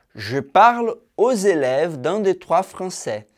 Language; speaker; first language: French; non-native, fluent; Portuguese